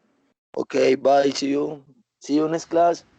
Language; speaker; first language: English; non-native, learner; Spanish